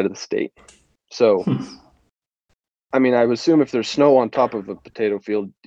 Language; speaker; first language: English; native; English